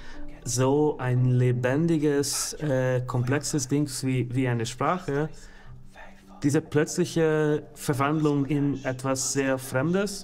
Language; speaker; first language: German; non-native, fluent; Hungarian